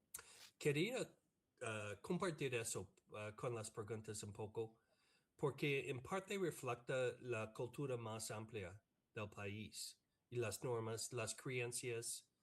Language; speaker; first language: Spanish; non-native, fluent; English